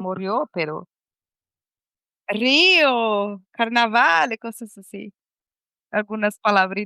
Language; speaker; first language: Spanish; non-native, fluent; Portuguese